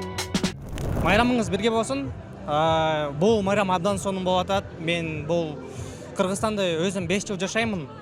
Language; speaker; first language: Kyrgyz; early bilingual, heritage; Kyrgyz